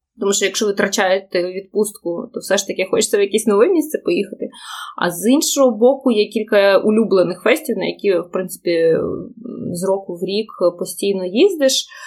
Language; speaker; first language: Ukrainian; non-native, local second language; Russian